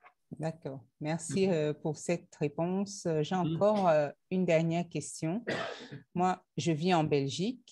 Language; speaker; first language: French; native; French